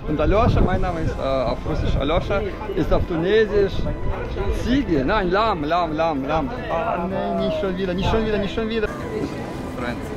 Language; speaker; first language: German; non-native, fluent; Russian